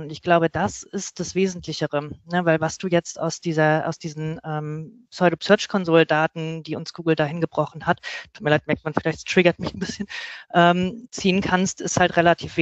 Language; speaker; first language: German; native; German